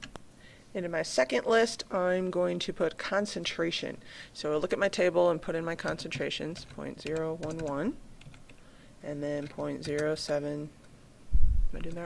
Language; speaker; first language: English; native; English